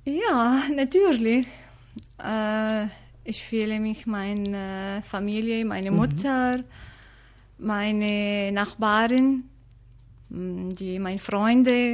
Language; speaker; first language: German; non-native, learner; Arabic